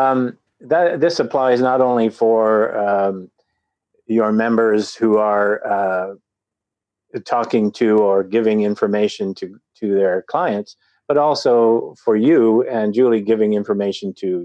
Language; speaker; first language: English; native; English